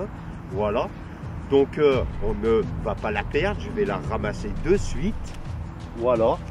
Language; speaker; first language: French; native; French